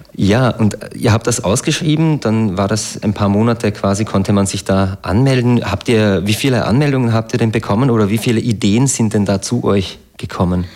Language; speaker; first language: German; native; German